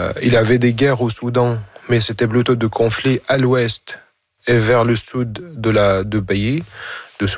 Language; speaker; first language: French; non-native, fluent; Arabic